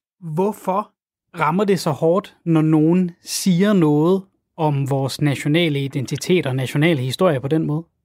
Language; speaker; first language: Danish; native; Danish